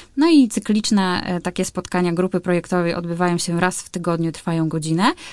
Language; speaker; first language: Polish; native; Polish